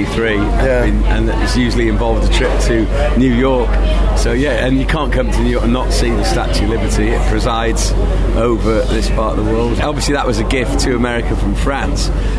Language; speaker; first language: English; native; English